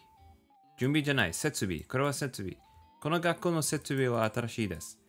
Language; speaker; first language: Japanese; non-native, learner; English